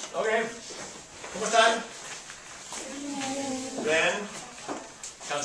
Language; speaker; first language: Spanish; non-native, fluent; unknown